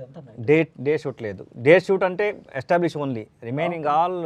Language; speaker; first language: Telugu; non-native, learner; Kannada